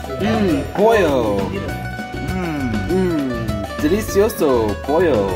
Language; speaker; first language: Spanish; non-native, learner; English